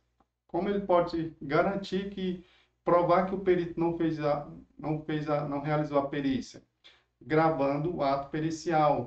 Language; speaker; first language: Portuguese; native; Portuguese